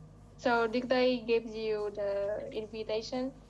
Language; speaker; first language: English; non-native, fluent; Vietnamese